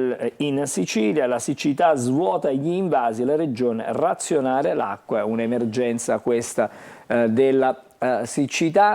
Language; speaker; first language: Italian; native; Italian